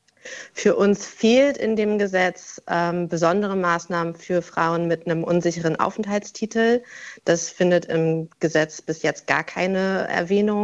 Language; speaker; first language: German; native; German